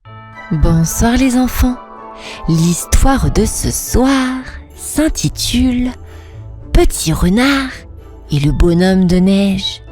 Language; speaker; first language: French; native; French